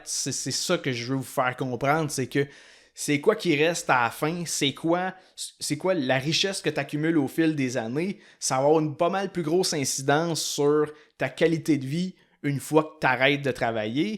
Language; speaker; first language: French; native; French